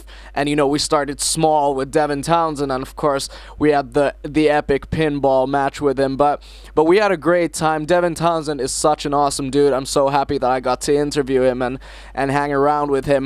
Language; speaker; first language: English; non-native, fluent; Finnish